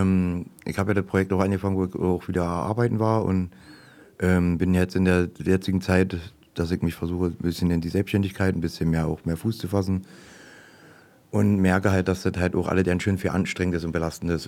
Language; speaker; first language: German; native; German